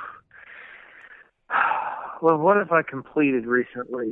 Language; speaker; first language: English; native; English